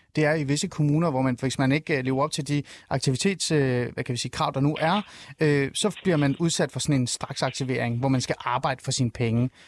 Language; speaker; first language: Danish; early bilingual, other home language; Somali